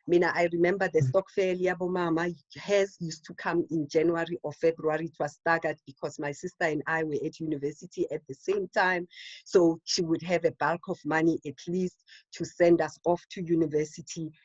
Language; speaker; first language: English; non-native, local second language; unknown